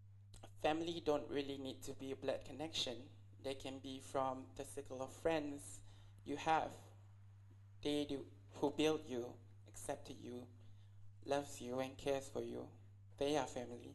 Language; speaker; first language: English; non-native, local second language; Malay